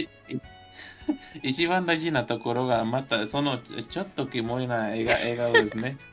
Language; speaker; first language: Japanese; non-native, learner; Spanish